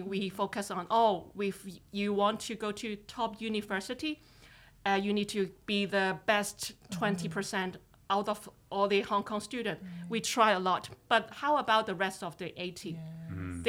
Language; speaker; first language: English; non-native, local second language; Cantonese